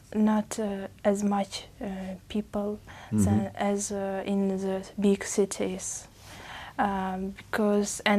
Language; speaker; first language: English; non-native, learner; Uzbek